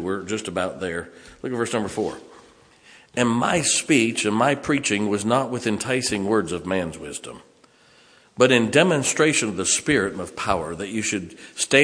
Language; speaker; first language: English; native; English